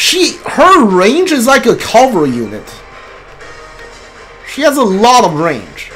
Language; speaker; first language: English; native; English